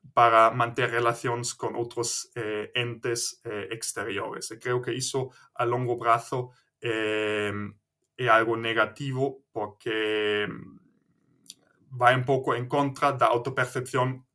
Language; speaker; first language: Galician; non-native, fluent; German